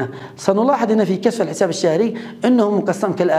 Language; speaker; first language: Arabic; native; Arabic